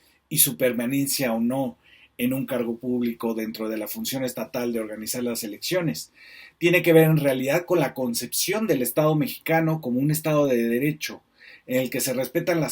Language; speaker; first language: Spanish; native; Spanish